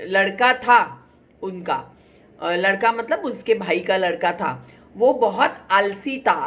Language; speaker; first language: Hindi; non-native, local second language; Marathi